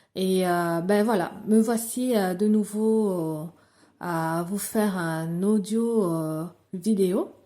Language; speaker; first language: French; non-native, local second language; Lingala